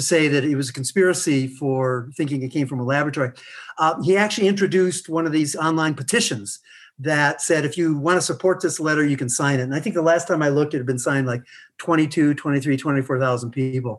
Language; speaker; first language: English; native; English